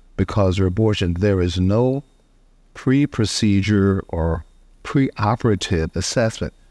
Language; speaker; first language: English; native; English